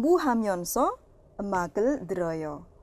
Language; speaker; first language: Korean; non-native, fluent; Indonesian